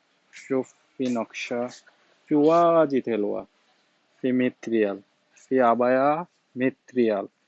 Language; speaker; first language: Arabic; non-native, learner; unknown